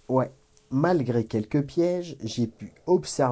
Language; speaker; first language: French; native; French